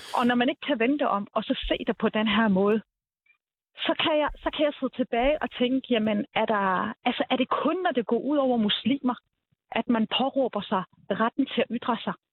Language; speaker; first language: Danish; early bilingual, other home language; Arabic